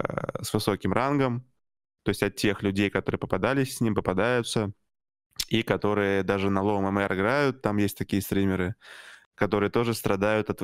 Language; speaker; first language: Russian; native; Russian